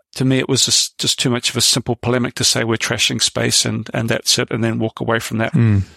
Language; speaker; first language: English; native; English